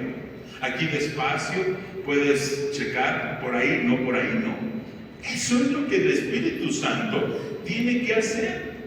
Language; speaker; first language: Spanish; native; Spanish